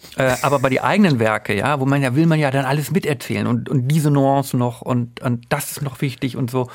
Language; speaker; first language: German; native; German